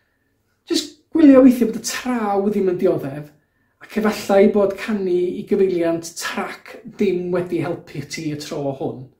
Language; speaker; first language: Welsh; native; Welsh